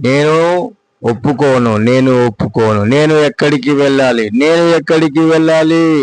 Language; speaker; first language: Telugu; non-native, fluent; Hindi